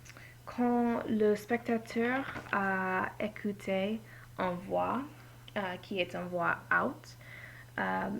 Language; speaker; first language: French; non-native, learner; English